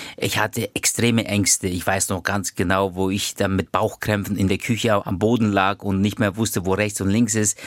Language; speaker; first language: German; early bilingual, other home language; Turkish